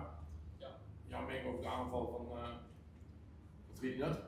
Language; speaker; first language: Dutch; non-native, local second language; Papiamento